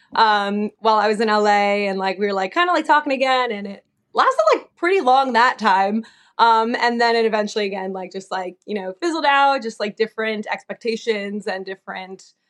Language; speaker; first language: English; native; English